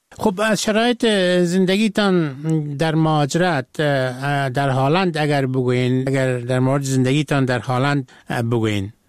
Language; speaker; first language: Persian; native; Persian